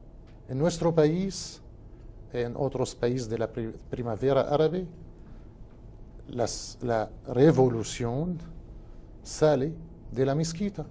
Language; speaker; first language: Spanish; non-native, fluent; Arabic